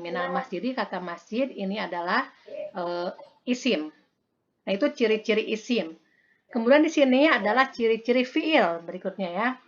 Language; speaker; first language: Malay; non-native, local second language; Sundanese